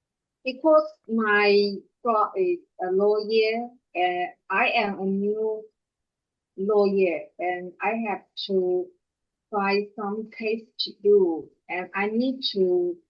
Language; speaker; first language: English; non-native, learner; Chinese